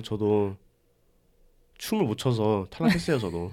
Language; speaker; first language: Korean; early bilingual, other home language; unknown